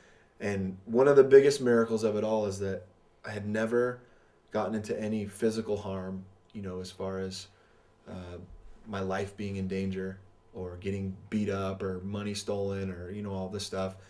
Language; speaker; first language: English; native; English